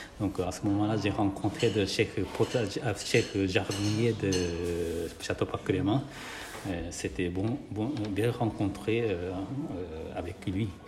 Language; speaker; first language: French; non-native, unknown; Japanese